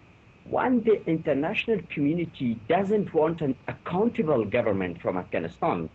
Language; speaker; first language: English; non-native, fluent; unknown